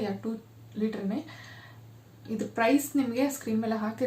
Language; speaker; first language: Kannada; native; Kannada